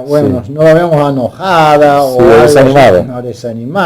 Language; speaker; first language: Spanish; non-native, fluent; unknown